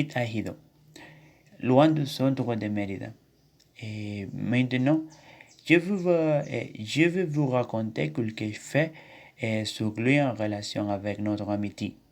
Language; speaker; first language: French; non-native, learner; Spanish